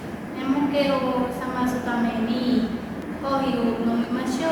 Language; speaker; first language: Japanese; non-native, learner; Indonesian